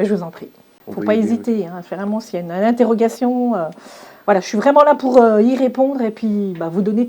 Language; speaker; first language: French; native; French